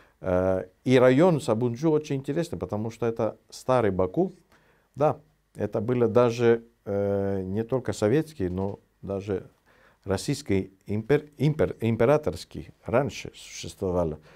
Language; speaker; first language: Russian; non-native, fluent; Greek